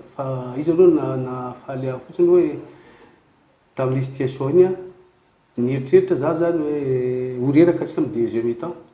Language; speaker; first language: Malagasy; native; Malagasy